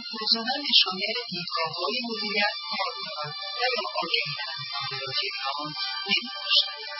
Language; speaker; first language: Persian; native; Persian